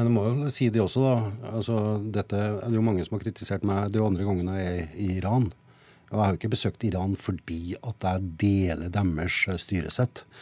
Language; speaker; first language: Norwegian; native; Norwegian